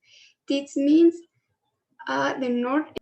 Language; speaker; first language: English; non-native, learner; Spanish